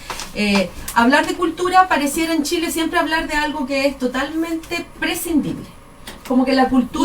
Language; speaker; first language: Spanish; native; Spanish